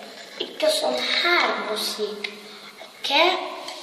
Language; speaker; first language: Norwegian; non-native, learner; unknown